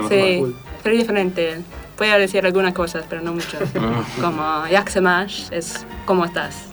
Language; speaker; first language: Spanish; non-native, fluent; English